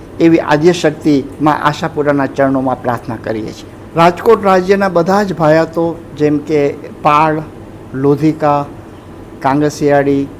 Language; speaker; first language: Gujarati; native; Gujarati